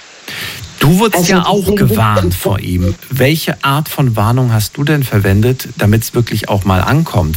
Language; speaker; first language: German; native; German